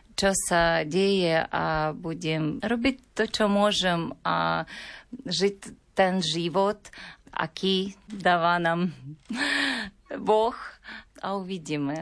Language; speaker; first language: Slovak; non-native, learner; Ukrainian